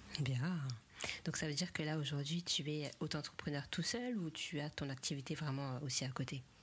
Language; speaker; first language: French; native; French